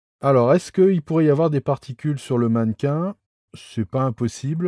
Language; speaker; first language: French; native; French